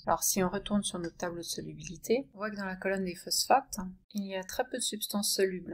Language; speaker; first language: French; native; French